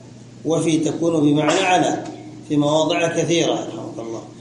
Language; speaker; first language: Arabic; native; Arabic